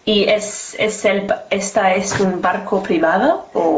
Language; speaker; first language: Spanish; non-native, learner; English